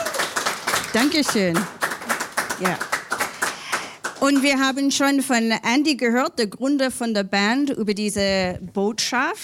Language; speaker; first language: German; non-native, fluent; English